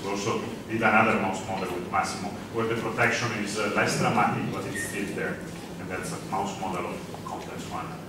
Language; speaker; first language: English; non-native, fluent; Italian